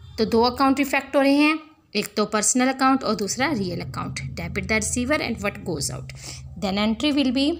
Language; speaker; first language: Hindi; non-native, local second language; Punjabi